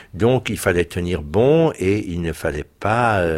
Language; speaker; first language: French; early bilingual, other home language; German